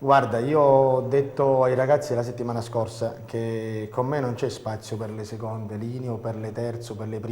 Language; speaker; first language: Italian; native; Italian